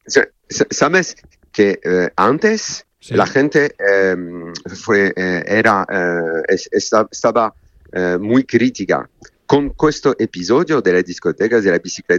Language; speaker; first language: Spanish; non-native, learner; French